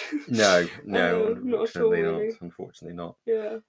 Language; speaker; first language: English; native; English